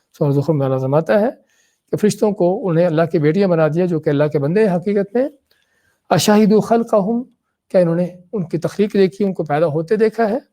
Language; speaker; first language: Urdu; native; Urdu